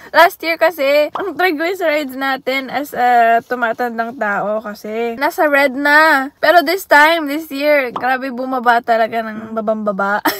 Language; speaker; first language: Filipino; early bilingual, heritage; Filipino